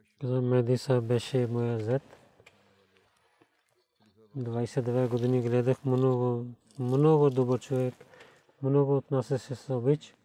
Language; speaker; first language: Bulgarian; non-native, learner; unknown